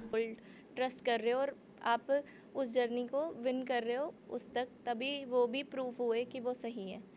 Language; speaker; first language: Hindi; native; Hindi